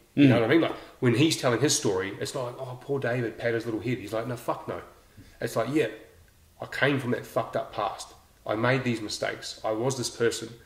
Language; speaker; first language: English; native; English